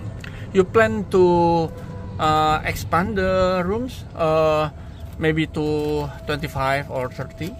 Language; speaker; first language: English; non-native, learner; Indonesian